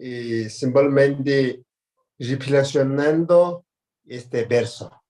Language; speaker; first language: Spanish; non-native, learner; Tibetan